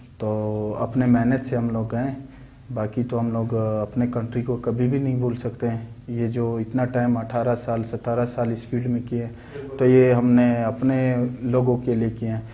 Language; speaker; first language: Urdu; non-native, local second language; Pashto